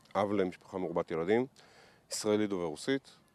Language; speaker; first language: Hebrew; early bilingual, other home language; Russian